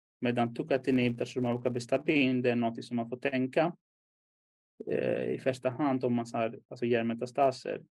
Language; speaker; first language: Swedish; non-native, fluent; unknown